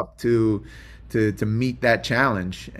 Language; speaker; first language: English; native; English